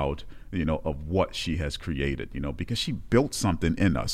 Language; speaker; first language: English; native; English